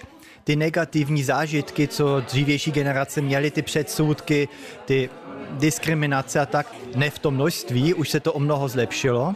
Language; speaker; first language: Czech; early bilingual, heritage; Czech